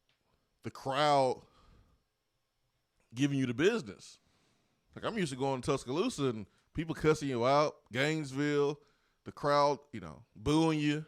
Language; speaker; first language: English; native; English